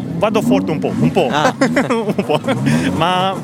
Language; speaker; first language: Italian; non-native, learner; Romanian